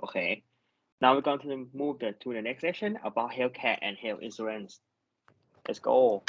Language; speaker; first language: English; non-native, learner; Thai